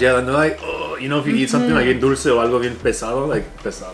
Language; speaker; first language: English; early bilingual, other home language; Spanish